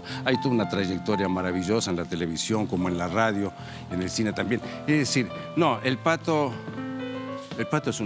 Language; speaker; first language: Spanish; native; Spanish